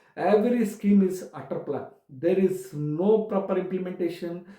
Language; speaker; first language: English; non-native, local second language; Telugu